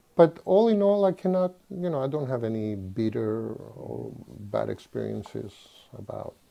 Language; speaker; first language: English; non-native, fluent; Greek